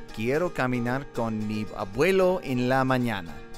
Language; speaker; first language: Spanish; non-native, learner; English